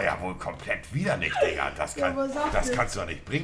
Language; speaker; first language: German; native; German